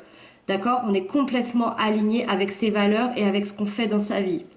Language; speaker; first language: French; native; French